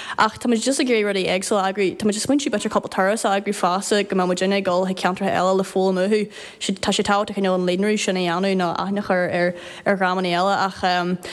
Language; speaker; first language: Irish; native; Irish